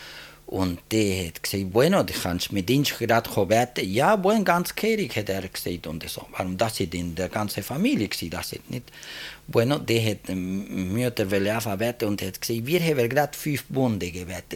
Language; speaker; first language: German; early bilingual, heritage; German